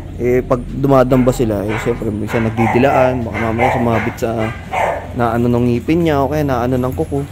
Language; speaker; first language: Filipino; native; Filipino